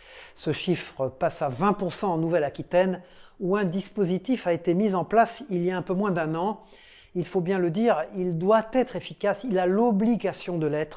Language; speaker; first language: French; native; French